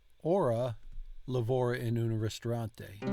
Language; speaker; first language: Italian; non-native, learner; English